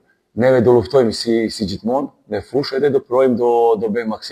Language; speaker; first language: Albanian; non-native, learner; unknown